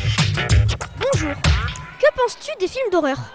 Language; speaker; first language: French; native; French